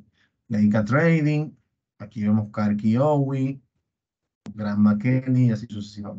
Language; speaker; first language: Spanish; native; Spanish